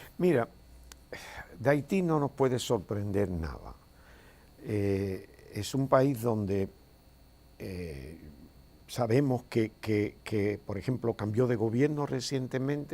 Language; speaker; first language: Spanish; native; Spanish